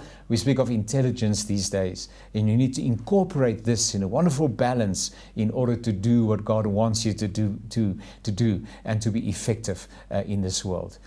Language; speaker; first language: English; non-native, local second language; Afrikaans